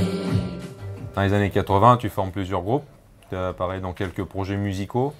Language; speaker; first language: French; native; French